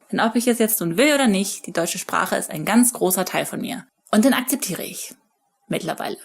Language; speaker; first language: German; native; German